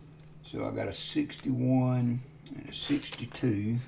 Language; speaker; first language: English; native; English